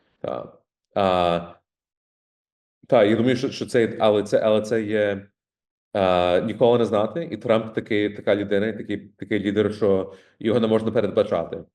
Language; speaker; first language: Ukrainian; early bilingual, heritage; Ukrainian